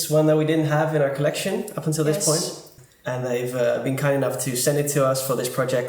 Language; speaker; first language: English; non-native, fluent; Dutch